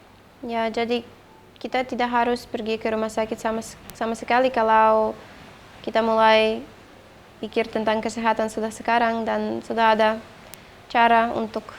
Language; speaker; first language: Indonesian; non-native, fluent; Russian